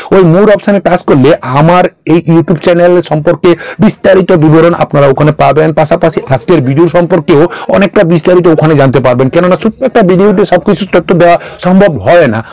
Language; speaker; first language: Bangla; non-native, local second language; Kok Borok